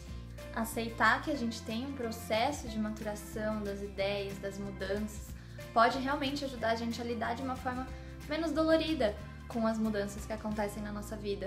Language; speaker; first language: Portuguese; native; Portuguese